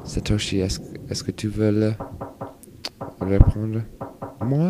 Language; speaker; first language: French; non-native, learner; English